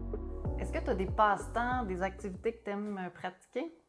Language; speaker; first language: French; native; French